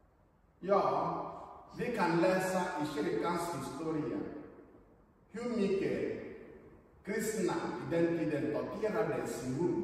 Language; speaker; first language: Swedish; non-native, fluent; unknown